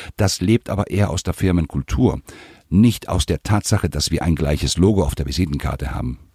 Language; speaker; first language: German; non-native, fluent; Spanish